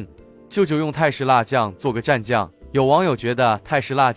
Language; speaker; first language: Chinese; native; Chinese